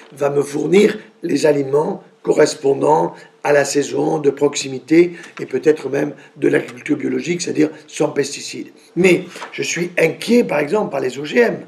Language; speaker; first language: French; native; French